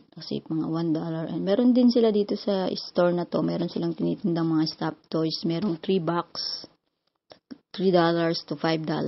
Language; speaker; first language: Filipino; native; Filipino